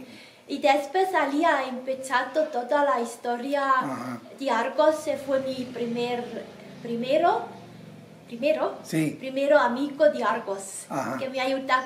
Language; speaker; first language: Spanish; non-native, learner; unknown